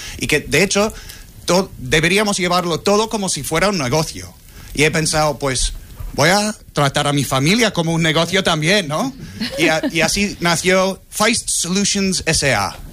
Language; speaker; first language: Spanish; non-native, fluent; English